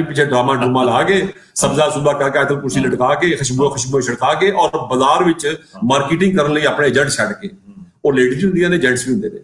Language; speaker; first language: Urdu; non-native, local second language; Punjabi